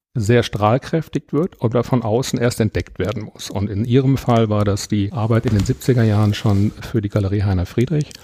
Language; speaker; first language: German; native; German